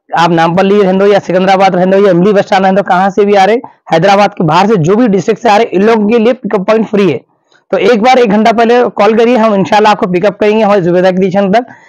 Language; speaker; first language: Hindi; non-native, local second language; Urdu